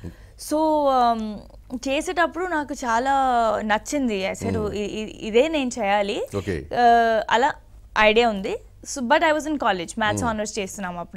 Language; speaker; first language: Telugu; non-native, local second language; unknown